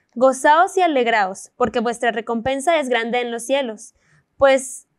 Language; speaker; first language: Spanish; native; Spanish